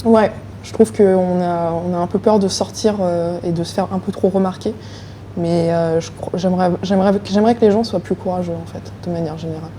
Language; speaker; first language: French; native; French